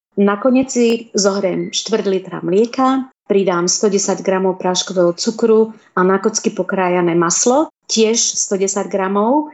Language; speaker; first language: Slovak; native; Slovak